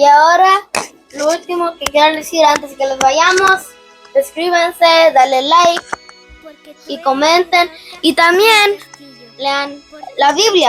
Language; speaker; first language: Spanish; early bilingual, heritage; Spanish